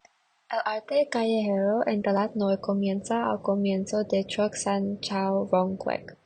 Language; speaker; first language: Spanish; non-native, learner; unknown